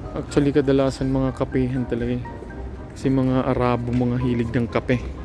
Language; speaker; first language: Filipino; non-native, local second language; Waray